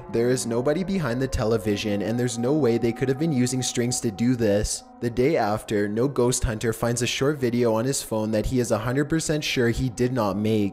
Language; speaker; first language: English; native; English